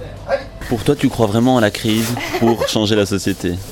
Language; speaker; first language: French; native; French